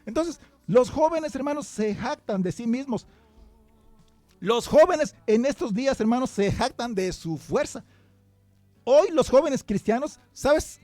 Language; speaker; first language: Spanish; native; Spanish